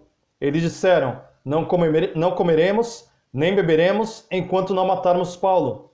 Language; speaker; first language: Portuguese; native; Portuguese